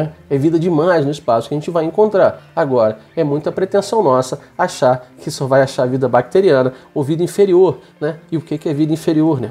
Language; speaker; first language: Portuguese; native; Portuguese